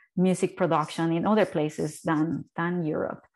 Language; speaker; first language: English; non-native, fluent; Spanish